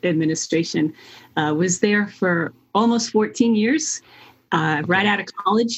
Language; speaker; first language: English; native; English